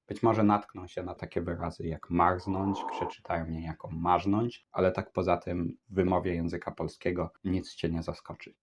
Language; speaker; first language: Polish; native; Polish